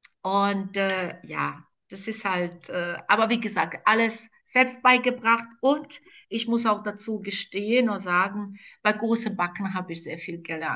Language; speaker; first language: German; non-native, fluent; Croatian